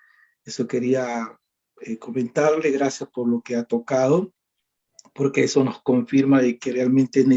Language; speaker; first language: Spanish; native; Spanish